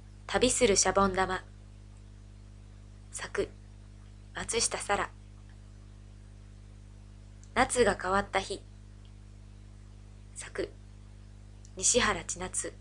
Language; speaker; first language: Japanese; native; Japanese